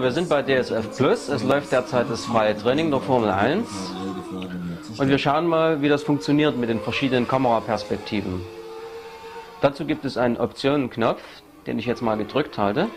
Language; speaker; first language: German; native; German